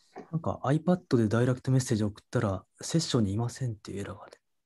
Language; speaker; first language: Japanese; native; Japanese